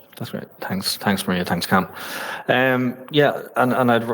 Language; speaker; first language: English; native; English